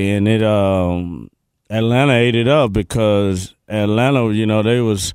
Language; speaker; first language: English; native; English